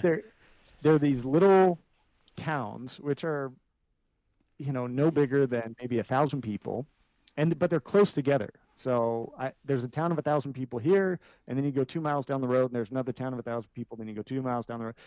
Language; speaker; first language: English; native; English